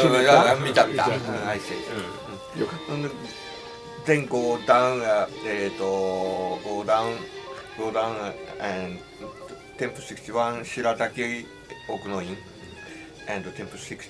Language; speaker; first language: English; non-native, learner; Japanese